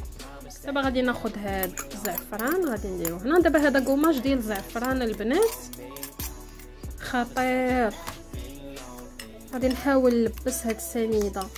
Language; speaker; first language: Arabic; native; Arabic